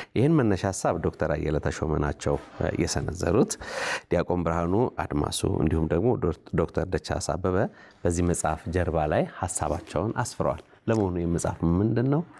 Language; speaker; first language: Amharic; native; Amharic